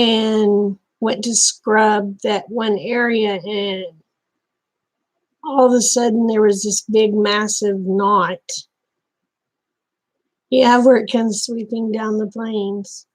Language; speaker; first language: English; native; English